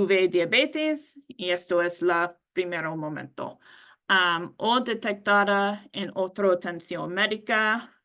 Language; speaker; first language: Spanish; non-native, learner; English